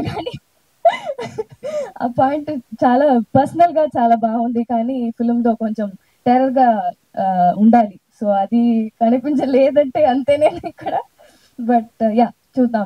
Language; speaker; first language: Telugu; non-native, learner; Tamil